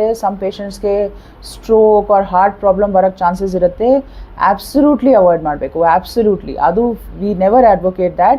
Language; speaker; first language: Kannada; non-native, learner; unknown